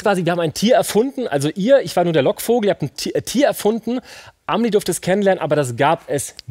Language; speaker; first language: German; native; German